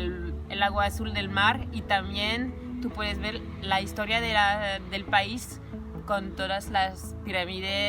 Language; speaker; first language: Spanish; non-native, fluent; French